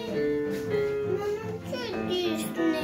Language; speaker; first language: Italian; early bilingual, other home language; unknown